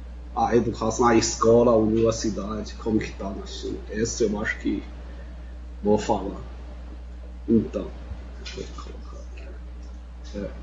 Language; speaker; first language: Portuguese; non-native, fluent; Chinese